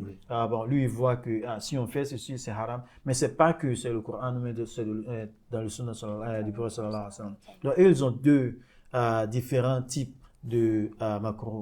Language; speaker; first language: French; non-native, fluent; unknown